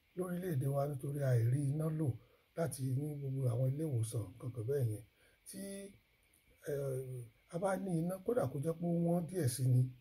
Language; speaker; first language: Yoruba; native; Yoruba